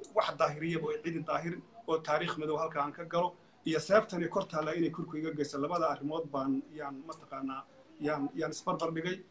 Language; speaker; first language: Somali; native; Somali